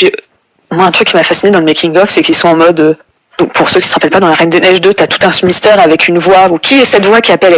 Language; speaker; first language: French; native; French